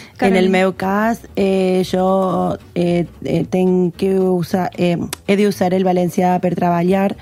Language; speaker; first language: Catalan; non-native, learner; Spanish